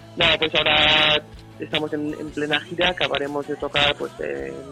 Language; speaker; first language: Spanish; non-native, local second language; Basque